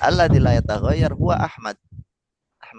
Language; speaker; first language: Arabic; non-native, fluent; Indonesian